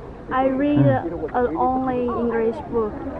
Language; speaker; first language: English; non-native, learner; Chinese